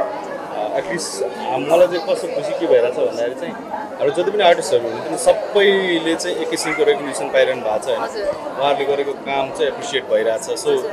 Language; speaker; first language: Nepali; native; Nepali